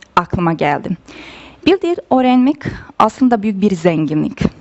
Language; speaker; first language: Turkish; non-native, fluent; Bosnian